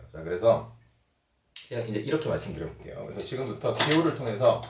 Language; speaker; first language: Korean; native; Korean